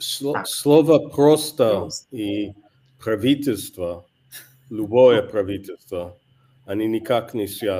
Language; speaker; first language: Russian; non-native, fluent; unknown